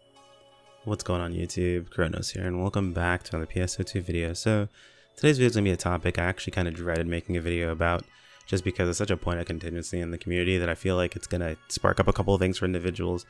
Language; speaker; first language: English; native; English